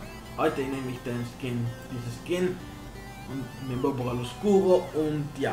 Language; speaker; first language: German; non-native, learner; Italian